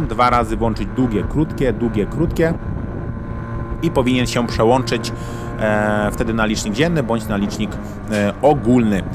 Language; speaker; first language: Polish; native; Polish